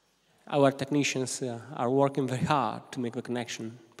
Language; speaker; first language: English; non-native, fluent; Italian